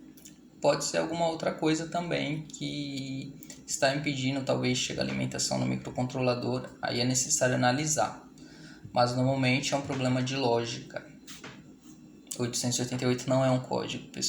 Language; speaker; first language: Portuguese; native; Portuguese